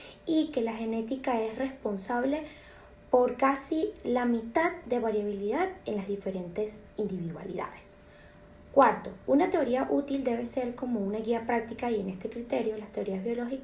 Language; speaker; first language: Spanish; native; Spanish